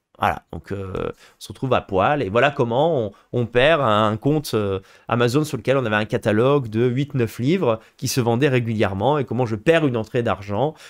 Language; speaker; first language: French; native; French